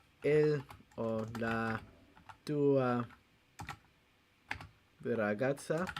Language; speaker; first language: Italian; non-native, learner; English